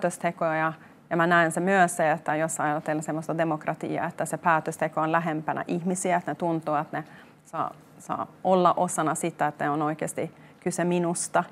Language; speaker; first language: Finnish; non-native, local second language; Swedish